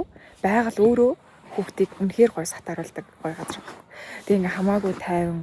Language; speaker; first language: Mongolian; native; Mongolian